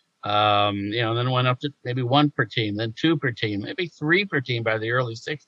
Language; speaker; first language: English; native; English